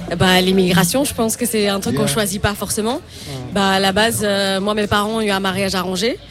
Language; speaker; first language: French; non-native, fluent; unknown